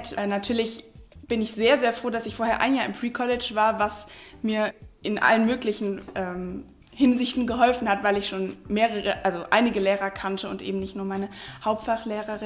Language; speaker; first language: German; native; German